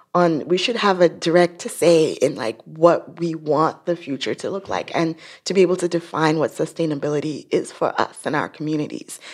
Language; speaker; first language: English; non-native, local second language; Yoruba